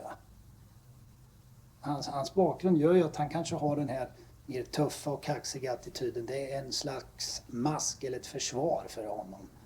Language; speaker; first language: Swedish; native; Swedish